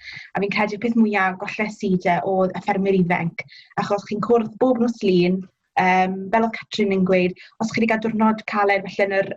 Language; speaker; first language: Welsh; native; Welsh